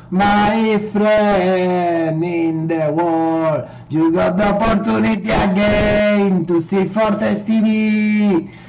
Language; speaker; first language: English; non-native, learner; Spanish